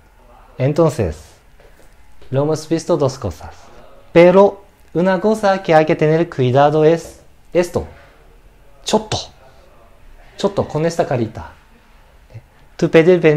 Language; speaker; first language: Spanish; non-native, learner; Japanese